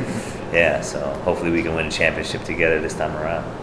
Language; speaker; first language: English; native; English